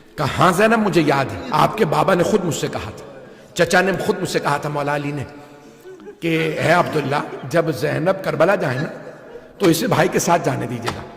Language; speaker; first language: Urdu; native; Urdu